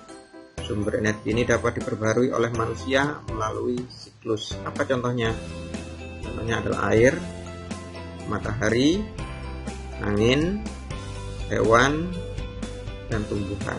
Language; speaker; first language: Indonesian; native; Indonesian